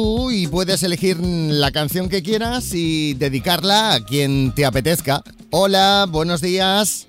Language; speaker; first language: Spanish; native; Spanish